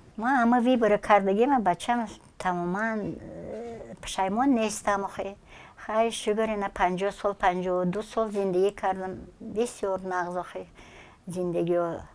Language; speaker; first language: Tajik; non-native, local second language; Russian